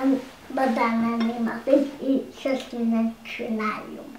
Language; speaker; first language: Russian; early bilingual, heritage; Russian